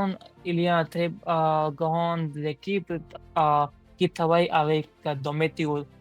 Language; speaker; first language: French; non-native, learner; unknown